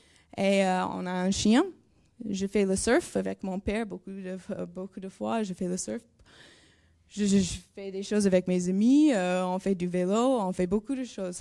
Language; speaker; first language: French; non-native, learner; English